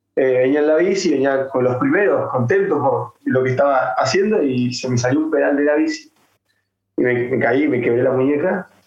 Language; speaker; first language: Spanish; native; Spanish